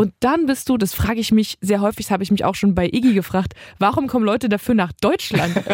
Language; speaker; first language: German; native; German